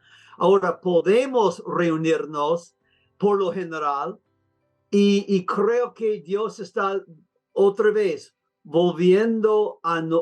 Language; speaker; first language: Spanish; non-native, fluent; English